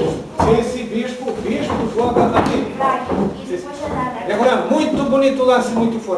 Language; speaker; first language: Portuguese; non-native, learner; Ukrainian